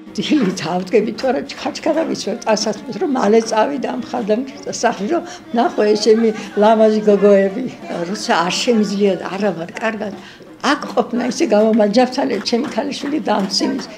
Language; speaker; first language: Georgian; native; Georgian